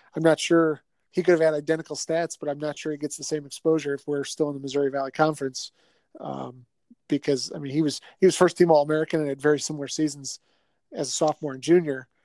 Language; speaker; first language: English; native; English